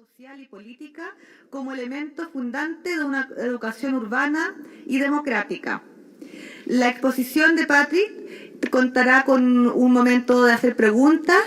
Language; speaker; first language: Spanish; native; Spanish